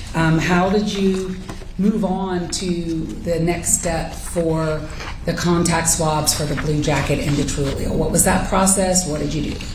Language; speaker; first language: English; native; English